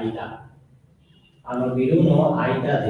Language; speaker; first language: Japanese; non-native, learner; Bangla